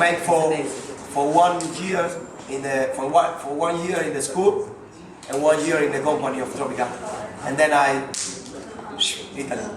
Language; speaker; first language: English; non-native, learner; Spanish